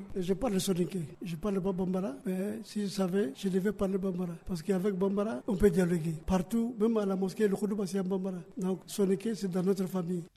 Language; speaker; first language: French; non-native, local second language; Soninke